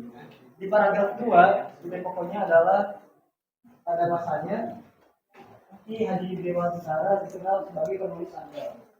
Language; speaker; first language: Indonesian; native; Indonesian